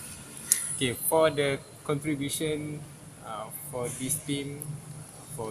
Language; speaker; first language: English; non-native, local second language; Malay